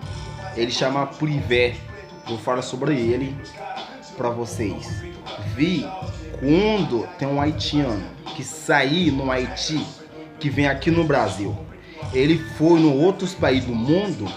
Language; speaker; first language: Portuguese; non-native, learner; Haitian Creole